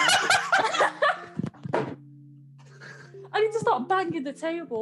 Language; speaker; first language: English; native; English